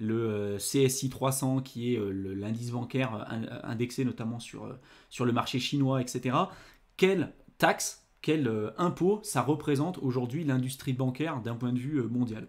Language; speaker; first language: French; native; French